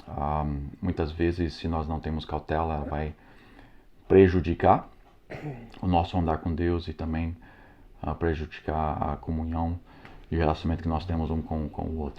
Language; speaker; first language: Portuguese; non-native, fluent; English